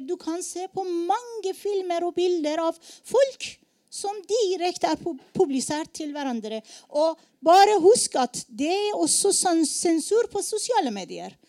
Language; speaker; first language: Norwegian; non-native, learner; Persian